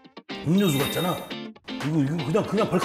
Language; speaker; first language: Korean; native; Korean